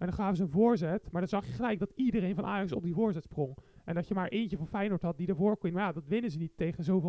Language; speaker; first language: Dutch; native; Dutch